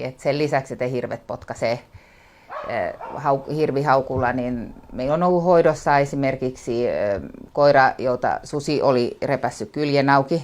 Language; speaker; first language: Finnish; native; Finnish